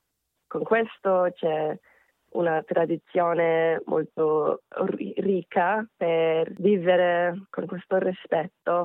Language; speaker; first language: Italian; non-native, fluent; Korean